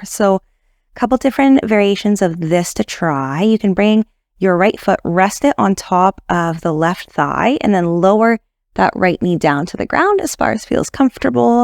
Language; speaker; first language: English; native; English